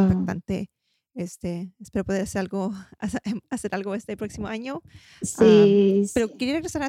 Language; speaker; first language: Spanish; early bilingual, heritage; Spanish